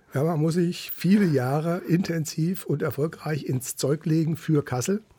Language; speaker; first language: German; native; German